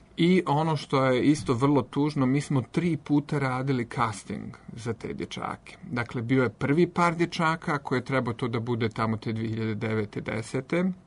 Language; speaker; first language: Serbian; native; Serbian